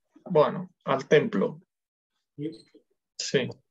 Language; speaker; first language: Spanish; non-native, learner; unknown